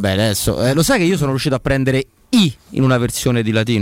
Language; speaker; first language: Italian; native; Italian